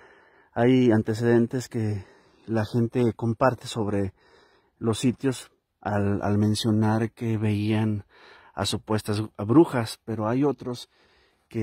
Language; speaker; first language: Spanish; native; Spanish